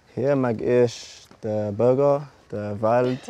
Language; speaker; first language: German; non-native, learner; English